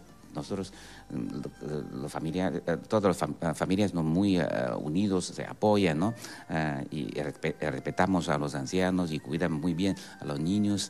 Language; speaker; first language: Spanish; non-native, fluent; Chinese